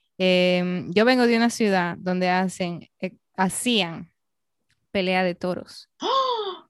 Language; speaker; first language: Spanish; native; Spanish